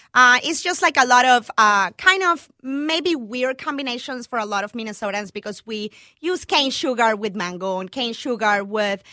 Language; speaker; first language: English; non-native, fluent; Spanish